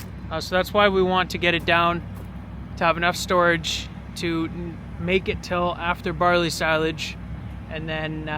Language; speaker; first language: English; native; English